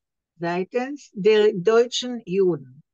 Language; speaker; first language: German; non-native, learner; Hebrew